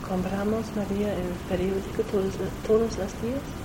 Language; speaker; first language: Spanish; non-native, learner; German